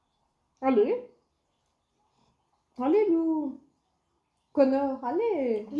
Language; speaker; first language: French; native; French